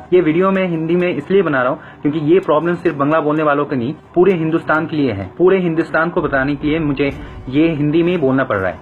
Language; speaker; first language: Hindi; non-native, fluent; Bangla